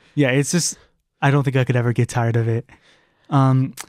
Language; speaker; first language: English; native; English